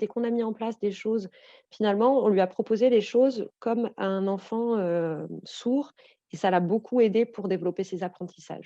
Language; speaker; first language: French; native; French